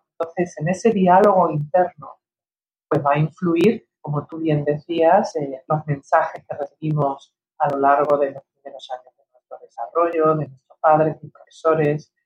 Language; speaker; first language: Spanish; early bilingual, heritage; Spanish